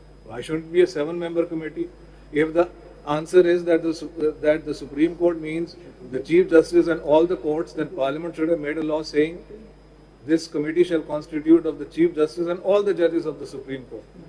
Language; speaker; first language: English; non-native, local second language; Urdu